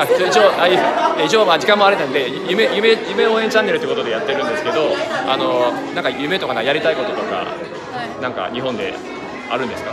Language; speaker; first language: Japanese; native; Japanese